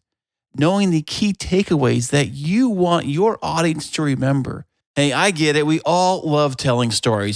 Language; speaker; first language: English; native; English